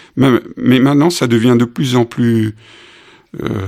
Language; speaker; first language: French; native; French